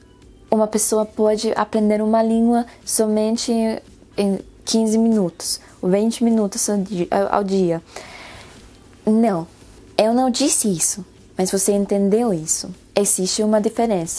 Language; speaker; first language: Portuguese; non-native, fluent; Spanish